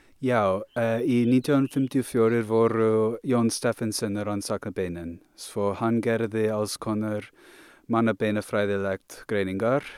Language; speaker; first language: Icelandic; non-native, learner; English